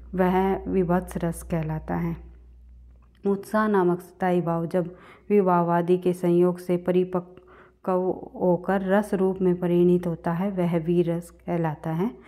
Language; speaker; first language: Hindi; native; Hindi